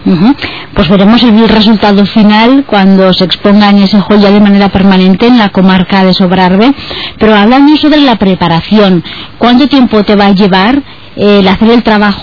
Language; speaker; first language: Spanish; native; Spanish